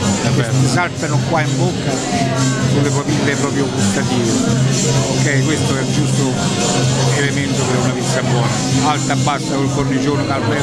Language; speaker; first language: Italian; native; Italian